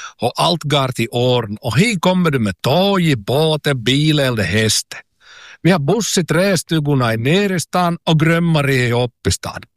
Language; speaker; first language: Swedish; native; Swedish